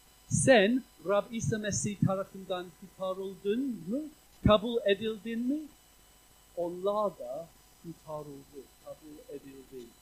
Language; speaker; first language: Turkish; non-native, fluent; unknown